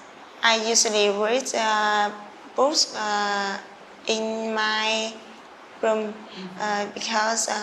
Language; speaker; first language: English; non-native, learner; Vietnamese